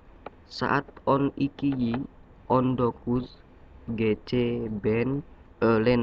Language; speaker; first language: Turkish; non-native, learner; Indonesian